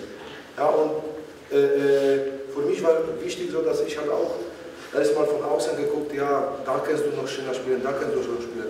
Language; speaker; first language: German; non-native, learner; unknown